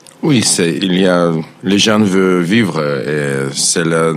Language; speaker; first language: French; non-native, fluent; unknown